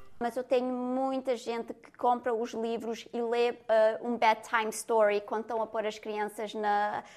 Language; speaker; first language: Portuguese; early bilingual, heritage; Portuguese